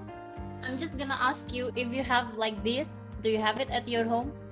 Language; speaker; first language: English; non-native, learner; Indonesian